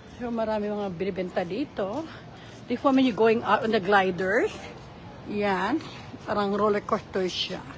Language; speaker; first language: Filipino; native; Filipino